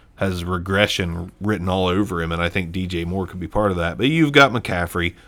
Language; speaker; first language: English; native; English